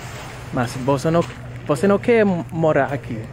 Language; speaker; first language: Portuguese; non-native, learner; English